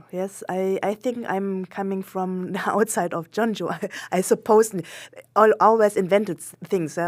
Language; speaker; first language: English; non-native, local second language; German